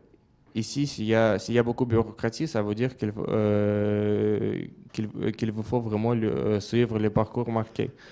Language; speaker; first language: French; non-native, fluent; Russian